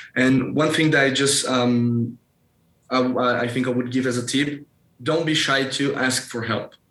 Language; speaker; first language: English; non-native, fluent; Portuguese